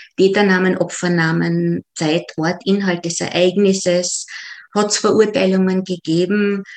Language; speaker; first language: German; native; German